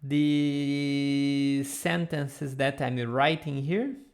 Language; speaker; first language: English; non-native, fluent; Portuguese